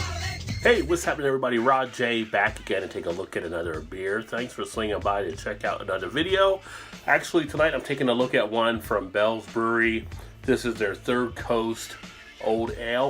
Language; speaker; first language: English; native; English